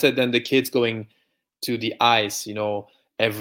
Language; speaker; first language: English; non-native, fluent; French